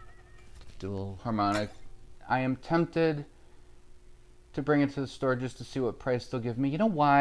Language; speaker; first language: English; native; English